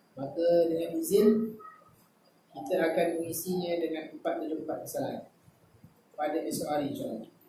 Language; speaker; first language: Malay; native; Malay